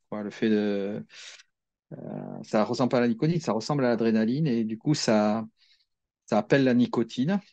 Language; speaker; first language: French; native; French